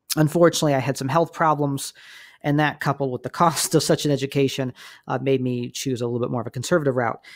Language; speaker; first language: English; native; English